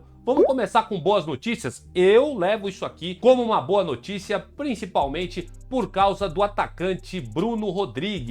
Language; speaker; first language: Portuguese; native; Portuguese